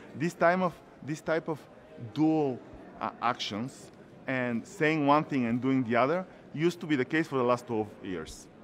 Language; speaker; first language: English; non-native, fluent; Bulgarian